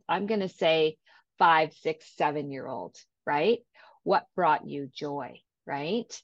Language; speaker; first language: English; native; English